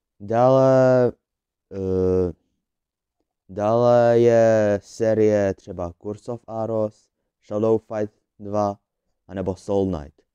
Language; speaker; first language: Czech; early bilingual, other home language; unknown